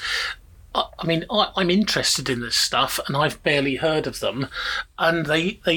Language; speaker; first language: English; native; English